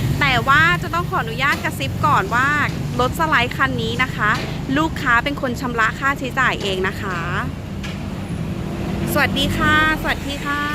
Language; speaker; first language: Thai; native; Thai